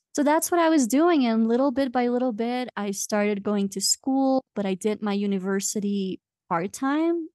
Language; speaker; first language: English; non-native, fluent; Dutch